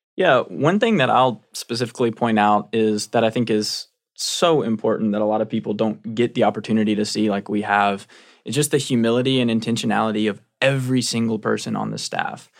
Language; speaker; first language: English; native; English